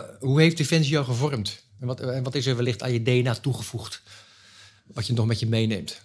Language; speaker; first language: Dutch; native; Dutch